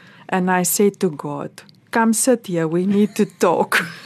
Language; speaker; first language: English; non-native, local second language; Afrikaans